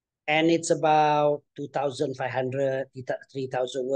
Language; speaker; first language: English; non-native, local second language; Malay